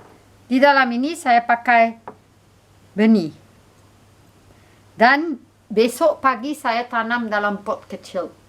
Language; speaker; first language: Indonesian; non-native, fluent; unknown